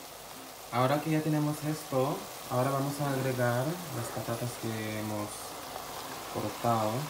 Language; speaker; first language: Spanish; non-native, fluent; Filipino